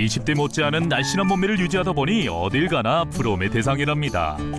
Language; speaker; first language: Korean; native; Korean